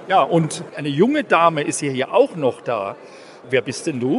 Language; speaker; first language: German; native; German